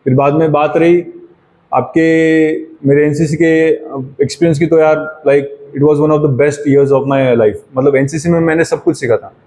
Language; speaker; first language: Hindi; non-native, local second language; Marathi